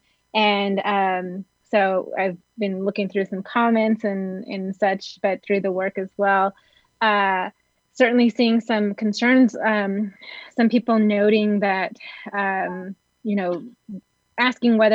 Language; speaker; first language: English; native; English